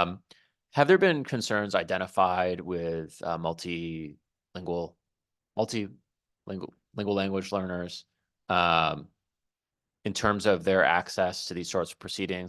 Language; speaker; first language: English; native; English